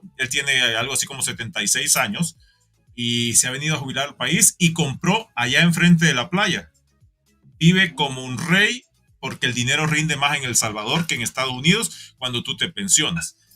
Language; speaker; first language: Spanish; native; Spanish